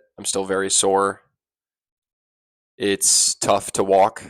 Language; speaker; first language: English; native; English